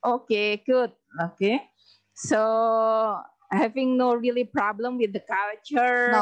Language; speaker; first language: English; non-native, learner; Indonesian